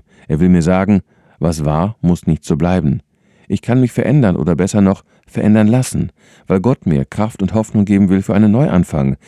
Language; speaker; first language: German; native; German